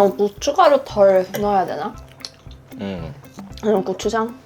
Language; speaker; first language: Korean; non-native, fluent; Swedish